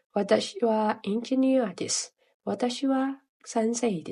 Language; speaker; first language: Japanese; non-native, fluent; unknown